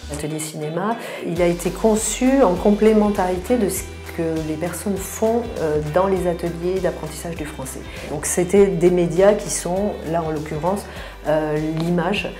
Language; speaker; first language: French; native; French